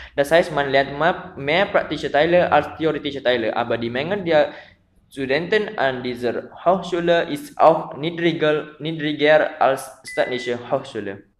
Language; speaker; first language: German; non-native, learner; Malay